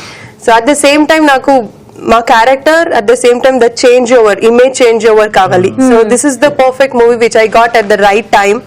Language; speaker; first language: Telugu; non-native, learner; Kannada